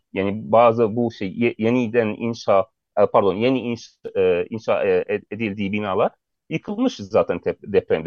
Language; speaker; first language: Turkish; non-native, fluent; Arabic